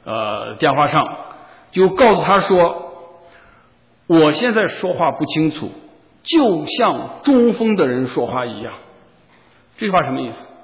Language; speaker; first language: Chinese; native; Chinese